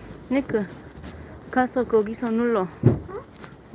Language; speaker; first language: Korean; non-native, learner; Tajik